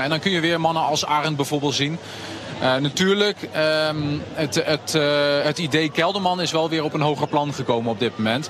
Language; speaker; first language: Dutch; native; Dutch